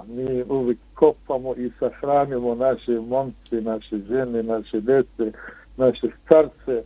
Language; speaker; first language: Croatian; non-native, fluent; Arabic